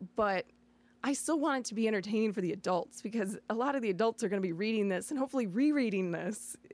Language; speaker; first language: English; native; English